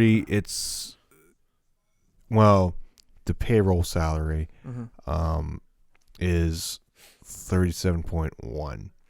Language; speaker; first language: English; native; English